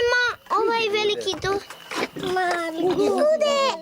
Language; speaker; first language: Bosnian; early bilingual, heritage; English